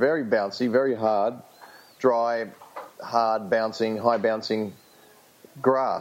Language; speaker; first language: English; native; English